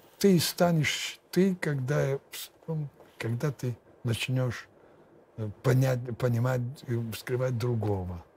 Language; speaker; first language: Russian; non-native, fluent; Lithuanian